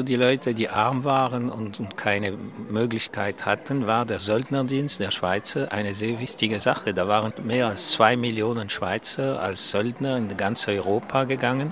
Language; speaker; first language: German; non-native, local second language; French